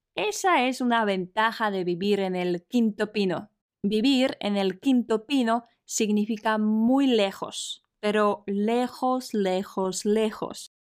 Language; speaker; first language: Spanish; non-native, fluent; Polish